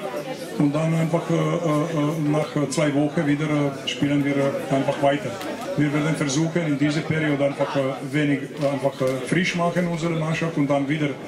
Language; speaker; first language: German; non-native, fluent; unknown